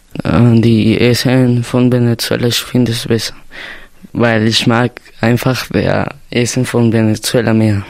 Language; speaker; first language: German; non-native, learner; Spanish